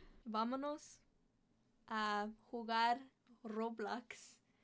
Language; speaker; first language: Spanish; early bilingual, heritage; Spanish